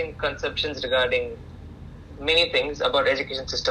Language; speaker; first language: English; non-native, local second language; Tamil